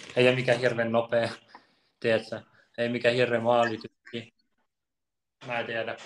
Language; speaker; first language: Finnish; early bilingual, other home language; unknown